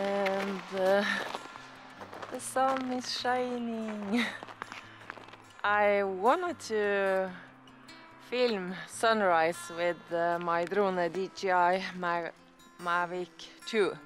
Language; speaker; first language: English; non-native, learner; Norwegian